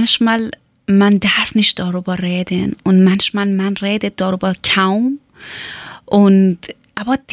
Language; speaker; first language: German; non-native, learner; Persian